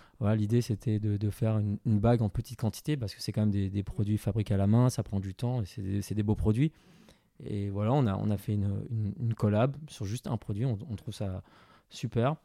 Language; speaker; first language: French; early bilingual, other home language; Chinese